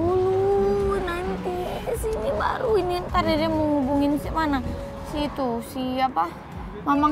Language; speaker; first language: Indonesian; native; Indonesian